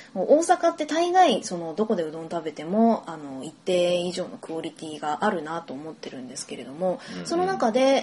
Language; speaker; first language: Japanese; native; Japanese